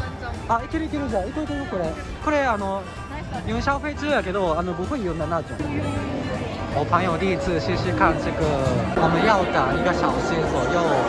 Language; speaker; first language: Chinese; non-native, fluent; Japanese